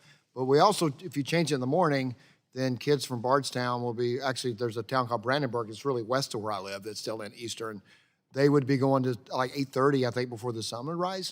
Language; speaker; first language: English; native; English